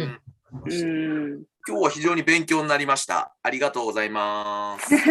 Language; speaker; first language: Japanese; native; Japanese